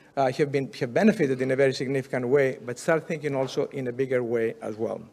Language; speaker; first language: English; non-native, fluent; Greek